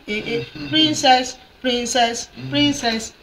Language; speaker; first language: English; non-native, local second language; Yoruba